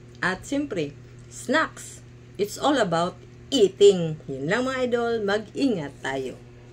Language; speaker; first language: Filipino; non-native, local second language; Cebuano